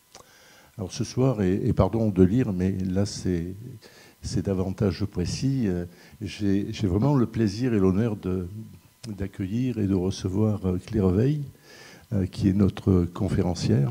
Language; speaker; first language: French; native; French